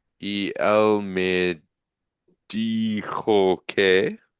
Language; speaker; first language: Spanish; non-native, learner; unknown